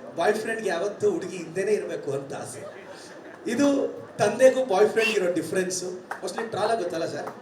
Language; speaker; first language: Kannada; native; Kannada